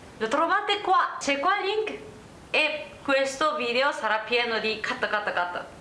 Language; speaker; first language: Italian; non-native, learner; Japanese